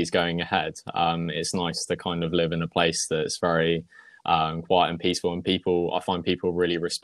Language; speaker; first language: English; native; English